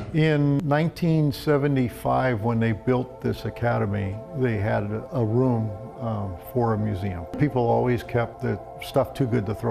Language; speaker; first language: English; native; English